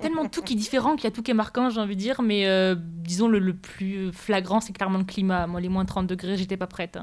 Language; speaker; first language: French; native; French